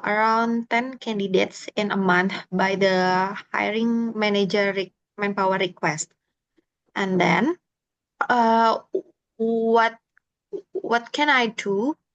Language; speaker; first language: English; non-native, learner; Indonesian